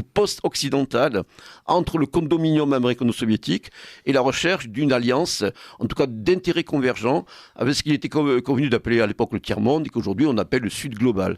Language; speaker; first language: French; native; French